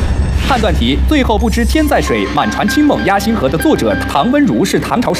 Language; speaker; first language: Chinese; native; Chinese